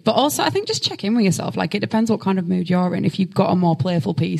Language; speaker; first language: English; native; English